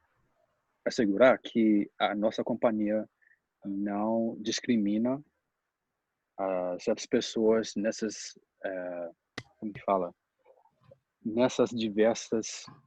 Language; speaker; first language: Portuguese; non-native, fluent; English